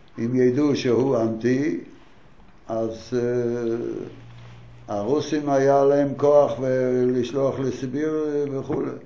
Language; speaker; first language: Hebrew; non-native, fluent; Yiddish